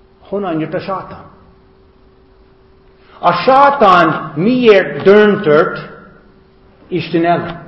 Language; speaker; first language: Hungarian; non-native, fluent; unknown